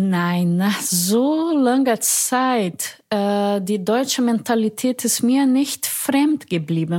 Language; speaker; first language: German; non-native, fluent; Portuguese